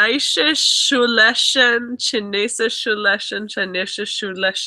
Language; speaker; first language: German; non-native, learner; English